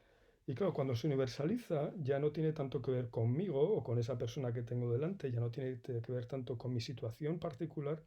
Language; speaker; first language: Spanish; native; Spanish